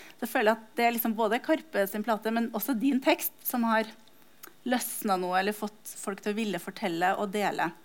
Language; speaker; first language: Norwegian; native; Norwegian